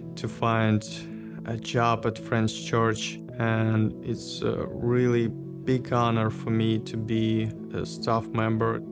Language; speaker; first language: English; non-native, learner; Ukrainian